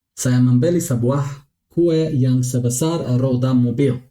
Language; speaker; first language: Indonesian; non-native, learner; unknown